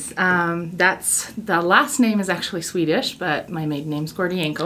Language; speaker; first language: English; non-native, fluent; Russian